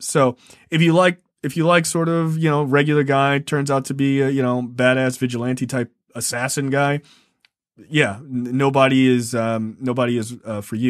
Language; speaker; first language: English; native; English